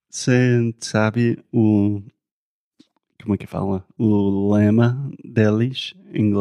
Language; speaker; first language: Portuguese; non-native, fluent; English